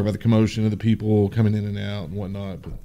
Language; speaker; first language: English; native; English